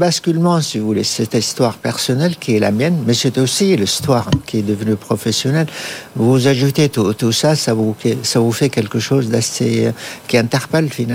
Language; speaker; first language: French; non-native, fluent; Arabic